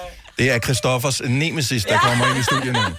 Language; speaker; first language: Danish; native; Danish